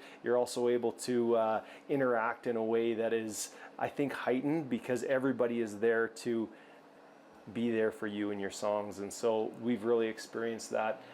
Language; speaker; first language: English; native; English